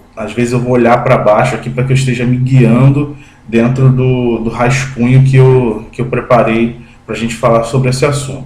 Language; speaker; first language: Portuguese; native; Portuguese